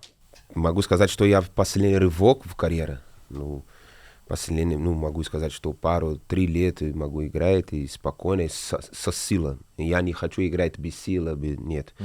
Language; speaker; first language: Russian; non-native, learner; Portuguese